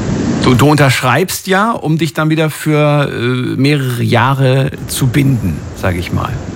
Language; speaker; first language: German; native; German